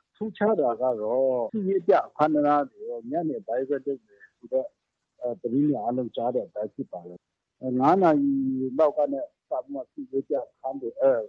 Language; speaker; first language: Burmese; non-native, local second language; Kachin